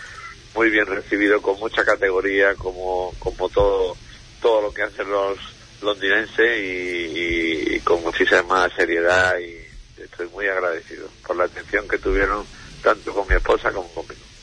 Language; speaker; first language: Spanish; native; Spanish